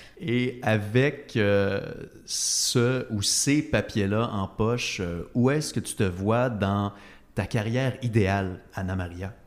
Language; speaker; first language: French; native; French